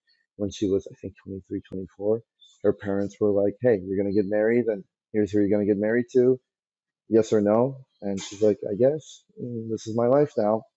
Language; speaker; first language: English; early bilingual, other home language; Persian